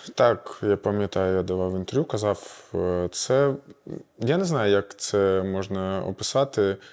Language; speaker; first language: Ukrainian; non-native, local second language; Russian